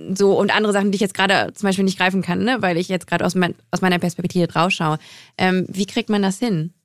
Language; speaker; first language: German; native; German